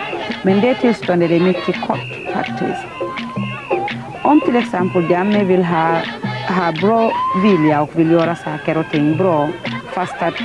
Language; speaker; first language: Swedish; non-native, fluent; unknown